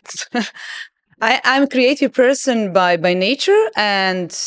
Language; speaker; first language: English; non-native, fluent; Serbian